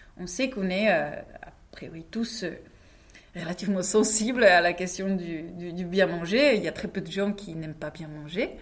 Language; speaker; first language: French; non-native, fluent; Czech